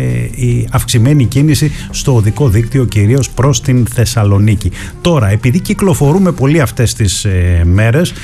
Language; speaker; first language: Greek; native; Greek